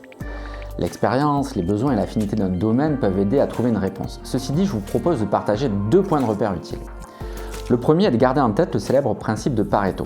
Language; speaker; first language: French; native; French